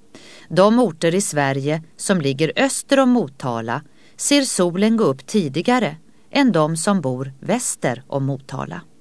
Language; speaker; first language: Swedish; native; Swedish